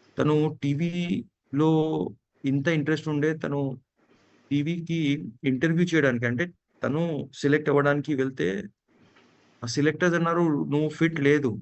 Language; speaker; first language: Telugu; non-native, fluent; Gujarati